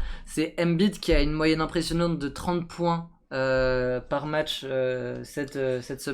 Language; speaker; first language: French; native; French